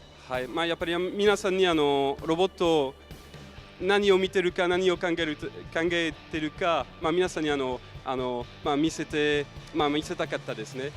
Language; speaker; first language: Japanese; non-native, fluent; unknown